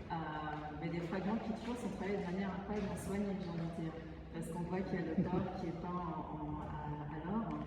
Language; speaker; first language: French; native; French